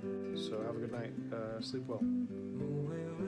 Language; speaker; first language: English; native; English